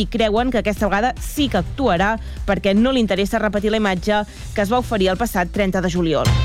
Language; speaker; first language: Catalan; native; Catalan